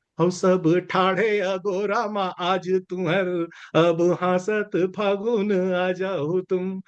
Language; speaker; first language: Hindi; native; Hindi